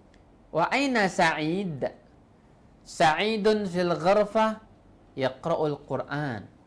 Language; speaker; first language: Arabic; non-native, fluent; Indonesian